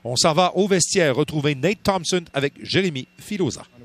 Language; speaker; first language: French; native; French